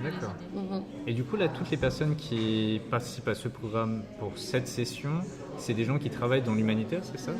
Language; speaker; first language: French; native; French